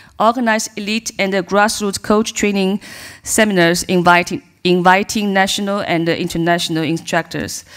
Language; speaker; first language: English; non-native, learner; Chinese